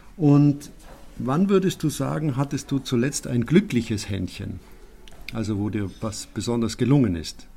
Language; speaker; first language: German; native; German